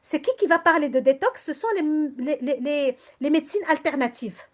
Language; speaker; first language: French; non-native, local second language; Arabic